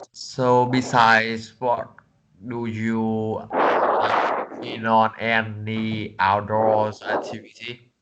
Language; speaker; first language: English; non-native, learner; Vietnamese